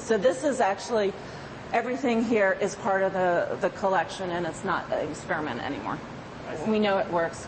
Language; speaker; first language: English; native; English